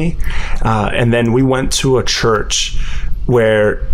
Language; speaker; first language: English; native; English